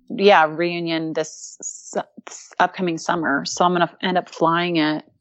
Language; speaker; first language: English; native; English